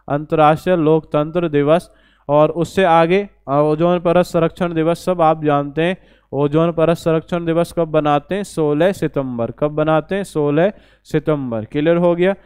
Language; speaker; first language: Hindi; native; Hindi